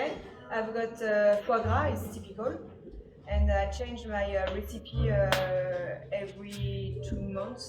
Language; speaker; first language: English; non-native, learner; French